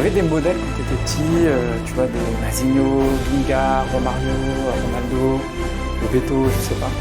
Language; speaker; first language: French; native; French